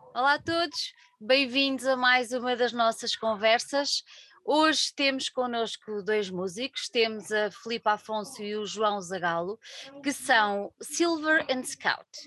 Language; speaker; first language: Portuguese; native; Portuguese